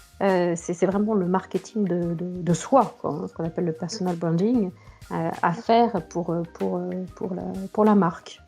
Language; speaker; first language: French; native; French